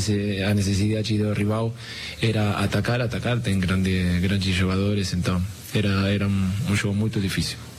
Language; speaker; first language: Portuguese; non-native, learner; Spanish